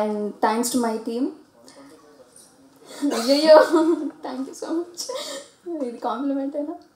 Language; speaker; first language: Tamil; non-native, fluent; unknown